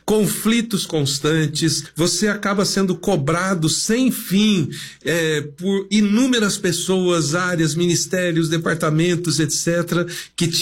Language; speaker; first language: Portuguese; native; Portuguese